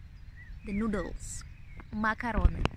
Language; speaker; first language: English; non-native, fluent; Ukrainian